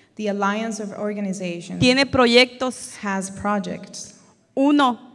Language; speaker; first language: Spanish; native; Spanish